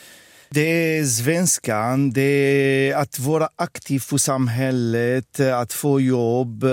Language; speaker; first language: Swedish; non-native, fluent; Arabic